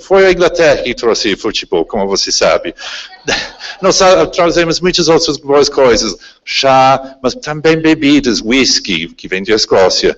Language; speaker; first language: Portuguese; non-native, fluent; English